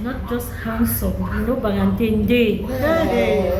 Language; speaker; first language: English; non-native, learner; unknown